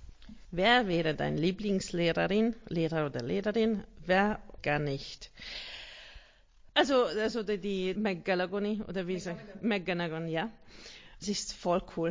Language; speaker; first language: German; non-native, learner; Hungarian